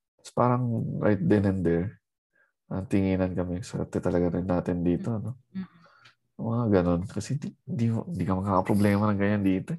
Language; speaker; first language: Filipino; native; Filipino